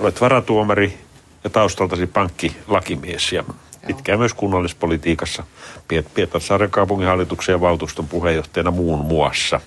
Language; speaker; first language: Finnish; native; Finnish